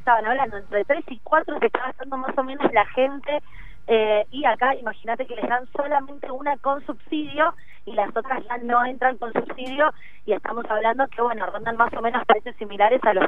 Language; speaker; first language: Spanish; native; Spanish